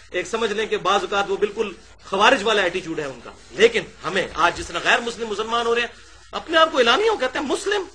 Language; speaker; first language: Urdu; non-native, local second language; Punjabi